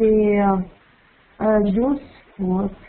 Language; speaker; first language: English; non-native, learner; Russian